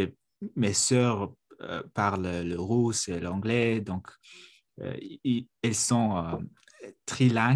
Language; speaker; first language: French; non-native, fluent; Mongolian